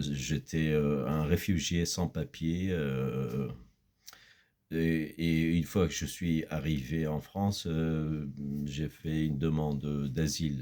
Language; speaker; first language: French; non-native, fluent; Kurdish